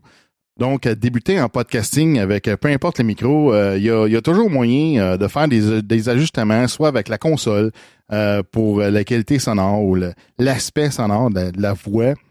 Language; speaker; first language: French; native; French